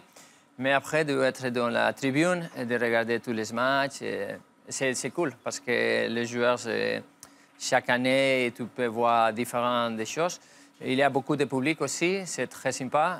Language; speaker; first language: French; non-native, fluent; Spanish